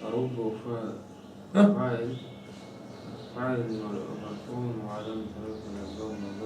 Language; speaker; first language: Arabic; non-native, learner; Chechen